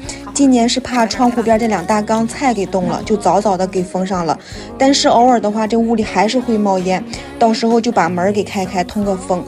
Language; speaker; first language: Chinese; native; Chinese